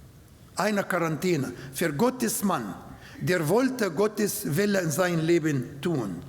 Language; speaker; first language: German; non-native, learner; Arabic